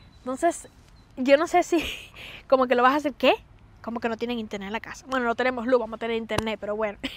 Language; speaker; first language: Spanish; native; Spanish